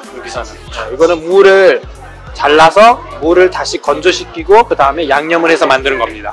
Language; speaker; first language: Korean; non-native, fluent; Nepali